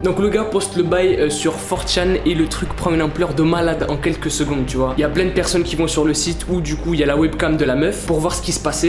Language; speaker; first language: French; native; French